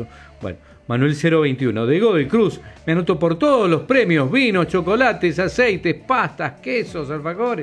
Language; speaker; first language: Spanish; native; Spanish